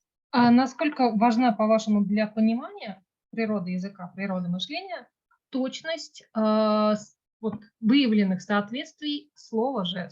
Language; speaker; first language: Russian; native; Russian